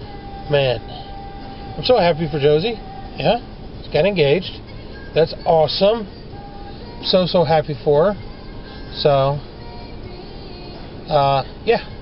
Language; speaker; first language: English; native; English